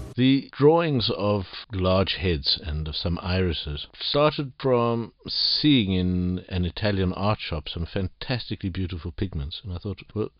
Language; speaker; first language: English; native; English